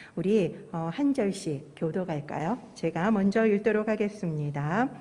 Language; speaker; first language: Korean; native; Korean